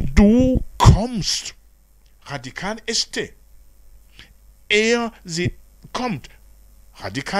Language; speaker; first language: German; non-native, fluent; Rundi